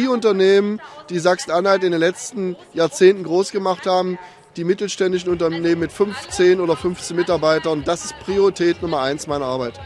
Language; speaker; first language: German; native; German